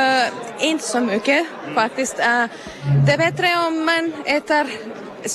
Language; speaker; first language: Swedish; non-native, learner; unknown